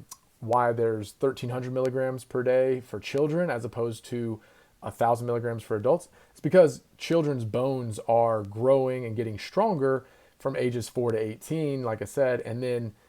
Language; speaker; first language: English; native; English